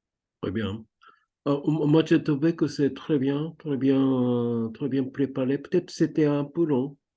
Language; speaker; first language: French; non-native, fluent; Japanese